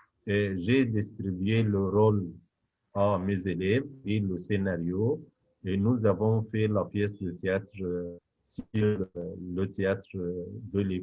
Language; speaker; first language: French; non-native, fluent; Arabic